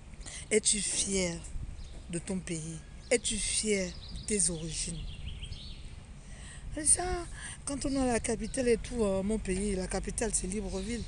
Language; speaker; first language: French; non-native, local second language; Fang